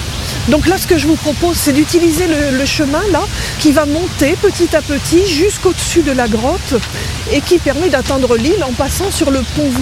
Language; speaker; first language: French; native; French